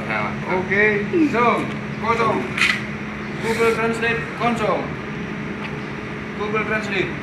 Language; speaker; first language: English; non-native, learner; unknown